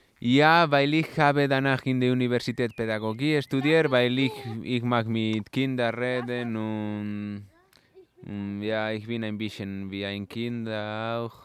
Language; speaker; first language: German; non-native, learner; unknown